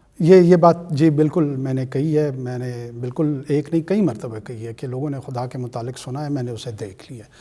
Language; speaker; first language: Urdu; non-native, local second language; Pashto